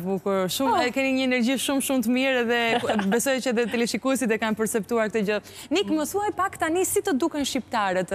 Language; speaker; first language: Albanian; native; Albanian